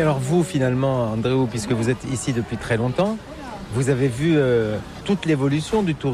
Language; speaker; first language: French; native; French